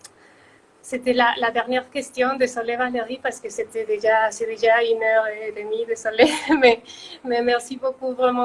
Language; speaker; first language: French; non-native, fluent; Spanish